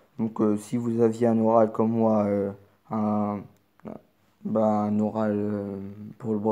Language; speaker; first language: French; native; French